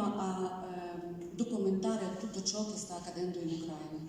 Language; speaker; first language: Italian; non-native, learner; Ukrainian